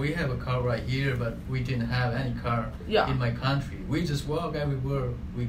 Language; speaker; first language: English; non-native, learner; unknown